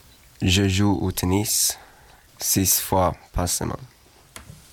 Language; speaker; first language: French; non-native, learner; Swedish